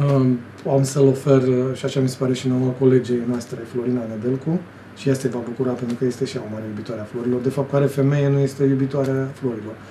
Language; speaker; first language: Romanian; native; Romanian